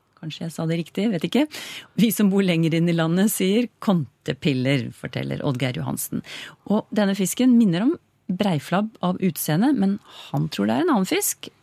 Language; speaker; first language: Norwegian; native; Norwegian